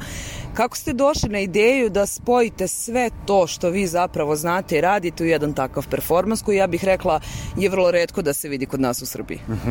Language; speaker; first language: Serbian; native; Serbian